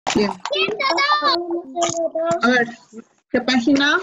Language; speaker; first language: Spanish; native; Spanish